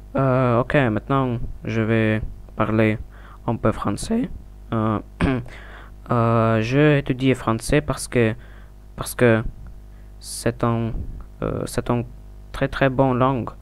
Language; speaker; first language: French; non-native, learner; Russian